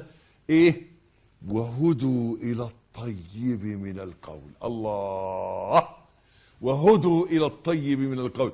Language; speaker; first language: Arabic; native; Arabic